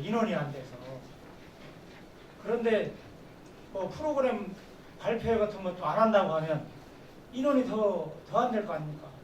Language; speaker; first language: Korean; native; Korean